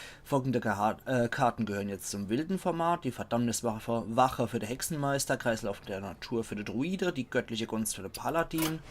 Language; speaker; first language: German; native; German